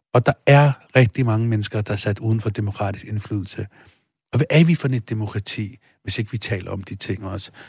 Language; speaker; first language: Danish; early bilingual, other home language; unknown